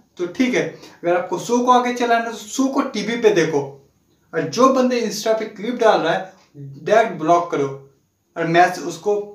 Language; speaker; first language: Hindi; non-native, local second language; Bangla